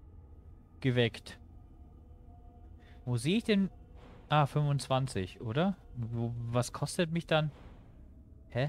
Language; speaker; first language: German; native; German